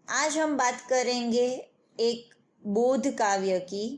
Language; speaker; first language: Hindi; non-native, local second language; Gujarati